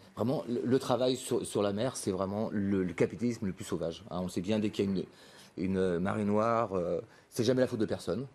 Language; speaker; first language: French; native; French